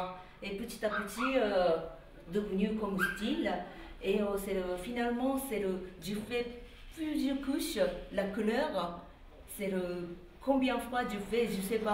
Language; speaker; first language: French; non-native, learner; Japanese